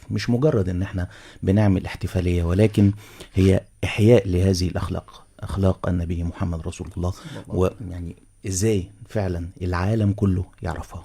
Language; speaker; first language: Arabic; native; Arabic